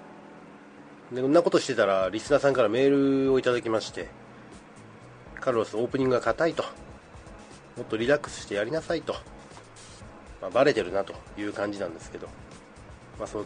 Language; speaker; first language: Japanese; native; Japanese